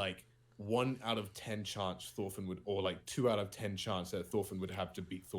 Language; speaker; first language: English; native; English